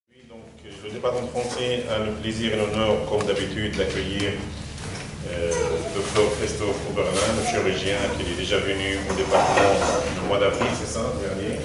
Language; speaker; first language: French; non-native, fluent; Arabic